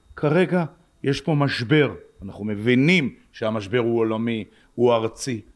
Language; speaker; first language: Hebrew; native; Hebrew